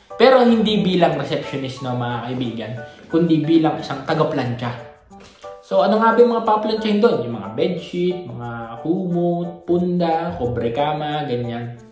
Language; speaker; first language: Filipino; native; Filipino